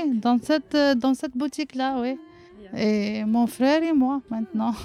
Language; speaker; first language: French; non-native, learner; Arabic